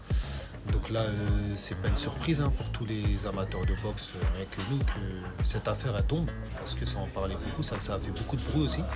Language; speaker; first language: French; native; French